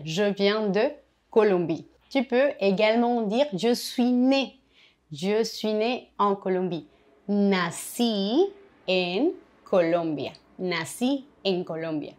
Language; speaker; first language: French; non-native, fluent; Spanish